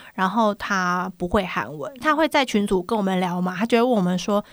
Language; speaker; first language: Chinese; native; Chinese